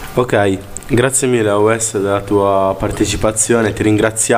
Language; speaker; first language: Italian; native; Italian